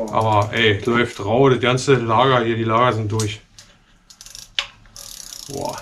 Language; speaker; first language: German; native; German